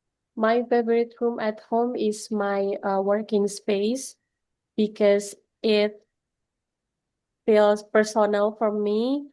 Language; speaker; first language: English; non-native, learner; Indonesian